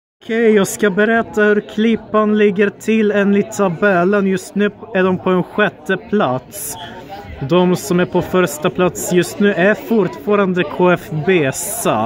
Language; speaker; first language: Swedish; early bilingual, other home language; Polish